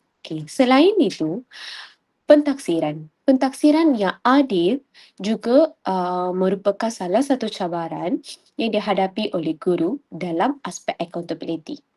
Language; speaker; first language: Malay; non-native, local second language; Tamil